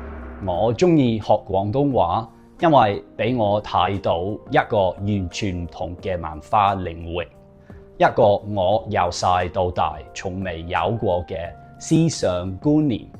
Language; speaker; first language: Cantonese; non-native, fluent; English